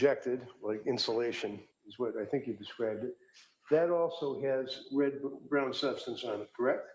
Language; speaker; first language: English; native; English